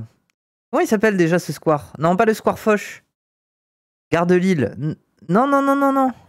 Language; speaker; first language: French; native; French